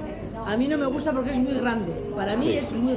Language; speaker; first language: Spanish; native; Spanish